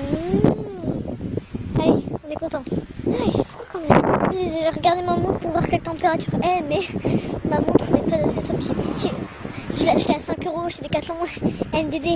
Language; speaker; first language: French; native; French